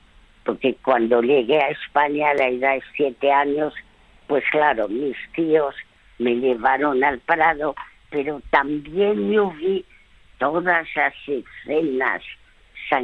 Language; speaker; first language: Spanish; early bilingual, other home language; French